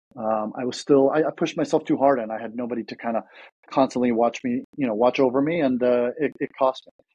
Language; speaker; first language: English; early bilingual, other home language; Russian